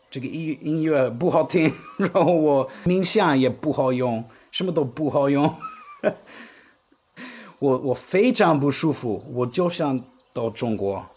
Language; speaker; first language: Chinese; non-native, fluent; English